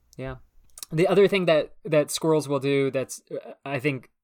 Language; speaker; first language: English; native; English